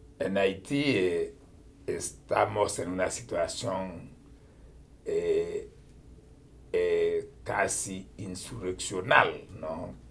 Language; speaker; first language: Spanish; non-native, fluent; Haitian Creole